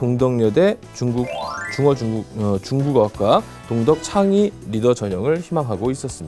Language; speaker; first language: Korean; native; Korean